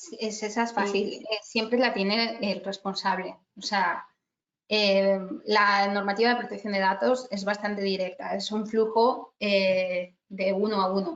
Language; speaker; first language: Spanish; native; Spanish